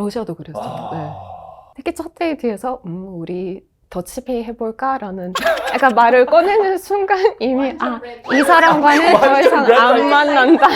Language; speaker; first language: Korean; non-native, fluent; Russian